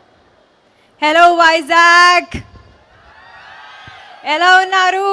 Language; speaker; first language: Telugu; non-native, learner; Hindi